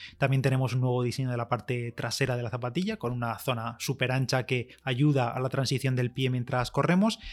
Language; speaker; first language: Spanish; native; Spanish